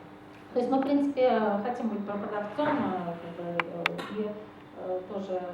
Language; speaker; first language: Russian; native; Russian